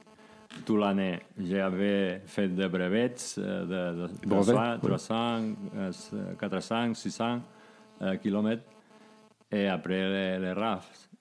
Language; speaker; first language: French; non-native, learner; Spanish